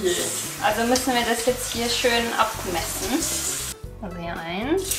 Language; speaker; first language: German; native; German